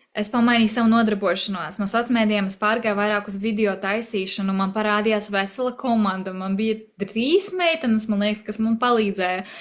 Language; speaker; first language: Latvian; native; Latvian